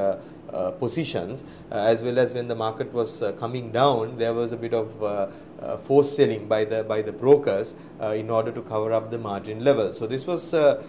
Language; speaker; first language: English; non-native, local second language; Sinhala